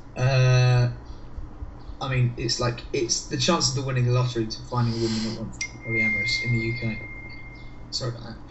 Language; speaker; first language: English; native; English